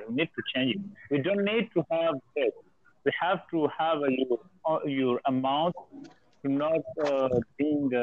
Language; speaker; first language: English; non-native, learner; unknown